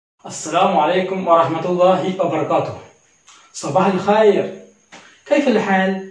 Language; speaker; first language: Arabic; non-native, learner; Malayalam